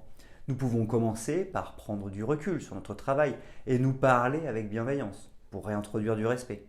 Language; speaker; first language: French; native; French